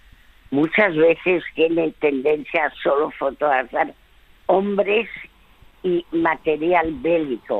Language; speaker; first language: Spanish; early bilingual, other home language; French